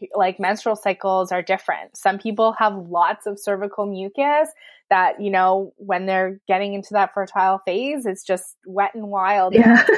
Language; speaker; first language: English; native; English